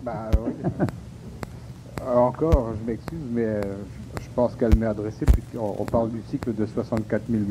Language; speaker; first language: French; native; French